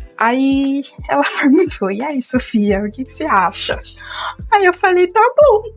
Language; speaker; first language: Portuguese; non-native, fluent; Haitian Creole